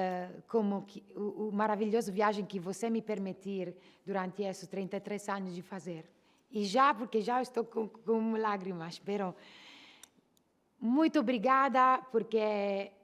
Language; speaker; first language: Portuguese; non-native, learner; Italian